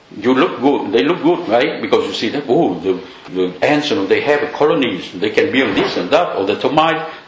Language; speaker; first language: English; non-native, fluent; Vietnamese